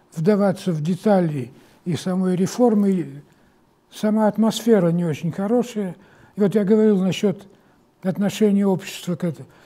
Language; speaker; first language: Russian; native; Russian